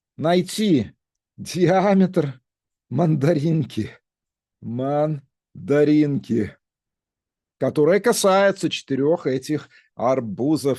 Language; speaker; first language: Russian; native; Russian